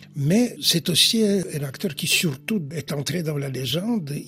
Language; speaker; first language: French; non-native, fluent; Polish